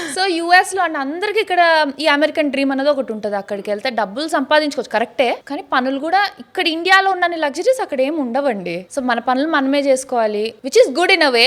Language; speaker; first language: Telugu; native; Telugu